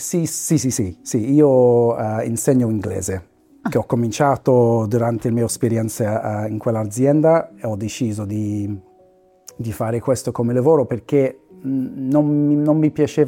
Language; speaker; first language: Italian; non-native, fluent; English